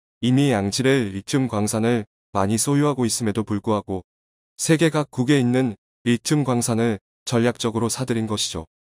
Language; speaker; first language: Korean; native; Korean